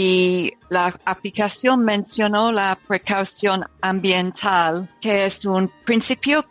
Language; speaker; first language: Spanish; non-native, learner; English